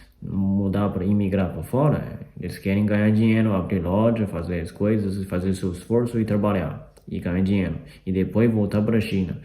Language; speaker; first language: Portuguese; non-native, fluent; Chinese